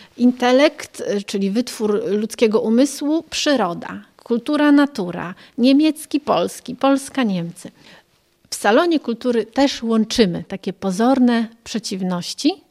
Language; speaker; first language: Polish; early bilingual, other home language; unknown